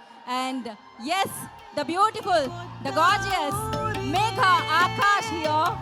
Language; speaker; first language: Telugu; native; Telugu